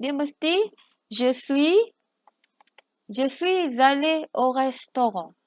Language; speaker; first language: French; non-native, fluent; Malay